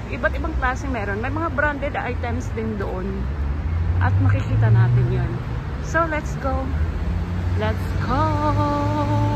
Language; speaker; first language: Filipino; native; Filipino